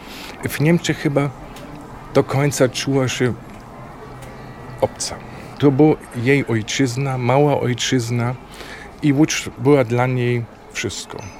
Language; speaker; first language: Polish; non-native, learner; German